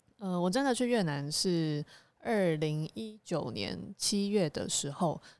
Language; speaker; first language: Chinese; native; Chinese